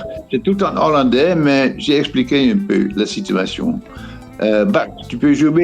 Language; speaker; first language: French; non-native, fluent; Dutch